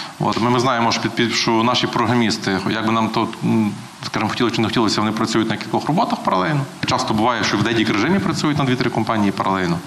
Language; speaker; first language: Ukrainian; native; Ukrainian